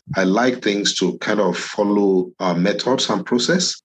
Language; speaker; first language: English; non-native, local second language; Yoruba